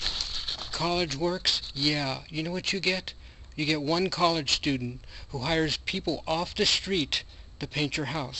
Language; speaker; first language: English; native; English